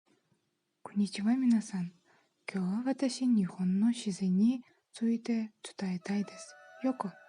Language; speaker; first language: Japanese; non-native, learner; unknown